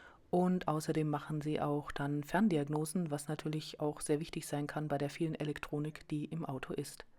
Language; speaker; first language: German; native; German